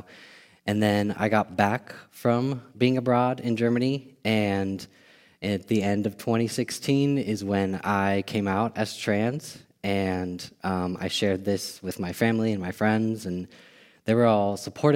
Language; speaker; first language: English; native; English